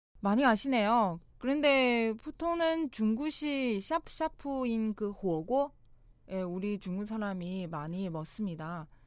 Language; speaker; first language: Korean; non-native, fluent; Chinese